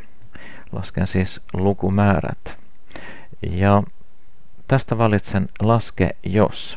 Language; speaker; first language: Finnish; non-native, local second language; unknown